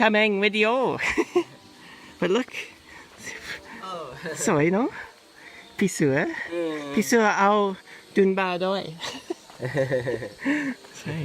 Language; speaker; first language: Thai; non-native, learner; English